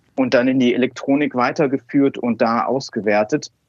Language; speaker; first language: German; native; German